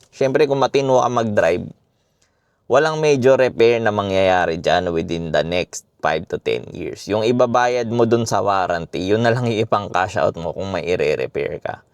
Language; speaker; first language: Filipino; native; Filipino